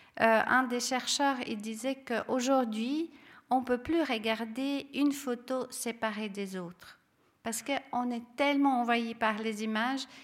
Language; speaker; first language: French; non-native, fluent; Serbian